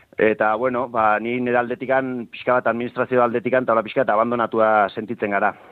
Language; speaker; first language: Basque; native; Basque